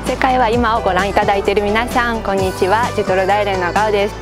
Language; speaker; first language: Japanese; non-native, fluent; Chinese